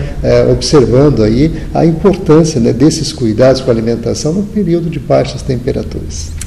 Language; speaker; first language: Portuguese; native; Portuguese